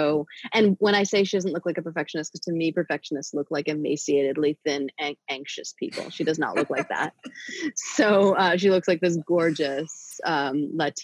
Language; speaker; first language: English; native; English